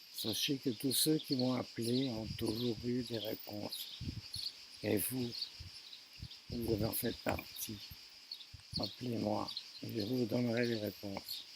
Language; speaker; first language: French; native; French